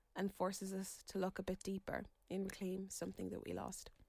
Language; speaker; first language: English; native; English